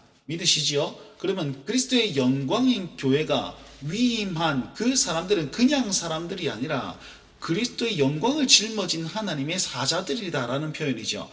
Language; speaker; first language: Korean; native; Korean